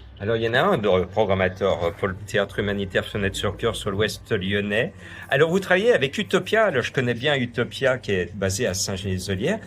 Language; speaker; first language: French; native; French